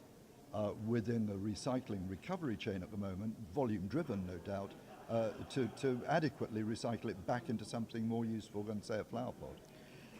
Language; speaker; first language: English; native; English